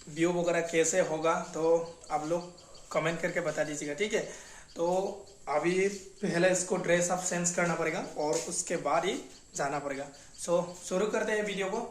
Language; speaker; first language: Hindi; non-native, local second language; Assamese